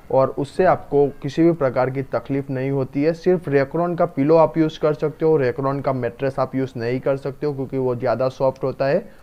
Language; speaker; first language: Hindi; non-native, local second language; Gujarati